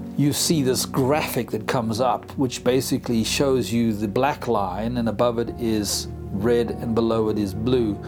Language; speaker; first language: English; native; English